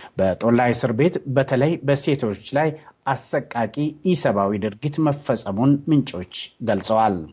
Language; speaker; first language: Amharic; non-native, local second language; Oromo